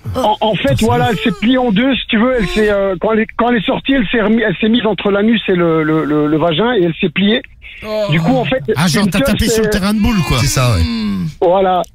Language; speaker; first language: French; native; French